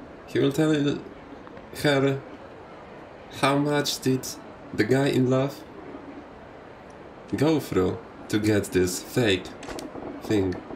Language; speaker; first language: English; non-native, fluent; Polish